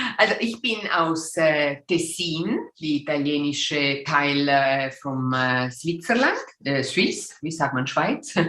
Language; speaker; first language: German; non-native, local second language; Italian